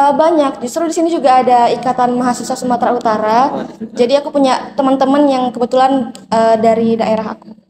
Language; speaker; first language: Indonesian; native; Indonesian